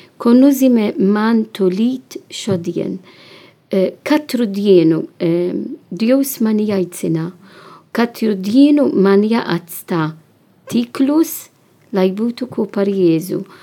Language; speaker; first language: Latvian; non-native, learner; Italian